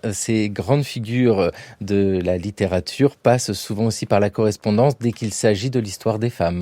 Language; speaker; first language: French; native; French